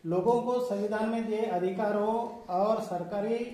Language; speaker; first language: Hindi; non-native, local second language; Marathi